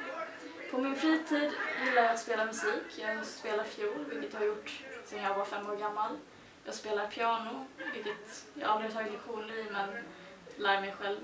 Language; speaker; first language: Swedish; early bilingual, other home language; Chinese